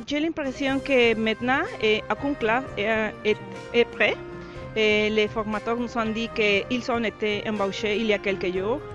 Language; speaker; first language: French; non-native, learner; Spanish